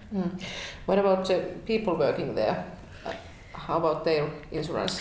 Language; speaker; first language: English; non-native, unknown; Finnish